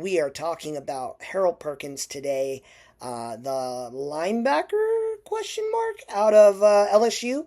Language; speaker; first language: English; native; English